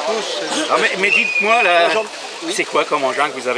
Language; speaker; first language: French; native; French